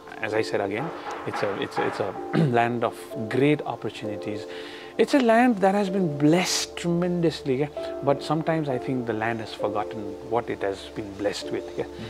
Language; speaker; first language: English; non-native, local second language; Nepali